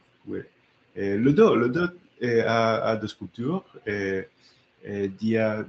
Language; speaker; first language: French; non-native, learner; English